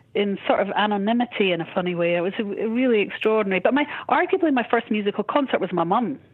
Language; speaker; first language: English; native; English